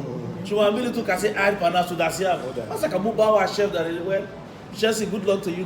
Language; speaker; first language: Indonesian; non-native, fluent; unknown